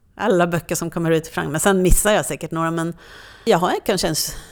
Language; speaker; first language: Swedish; non-native, fluent; French